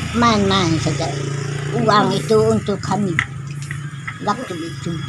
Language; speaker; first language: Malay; non-native, local second language; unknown